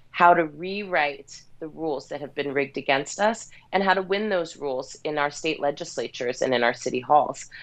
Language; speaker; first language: English; native; English